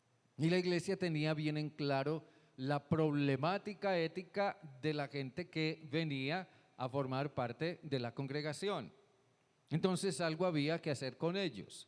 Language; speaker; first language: Spanish; native; Spanish